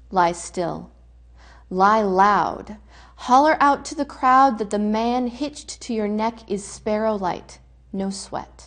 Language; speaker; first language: English; native; English